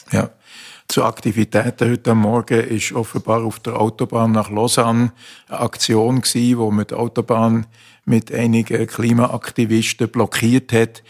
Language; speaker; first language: German; native; German